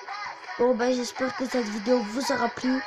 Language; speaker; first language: French; native; French